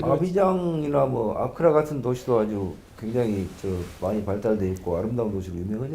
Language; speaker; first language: Korean; native; Korean